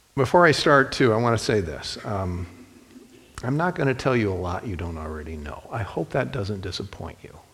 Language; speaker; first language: English; native; English